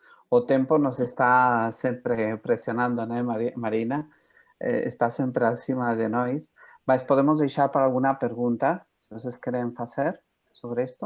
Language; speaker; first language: Portuguese; non-native, fluent; Spanish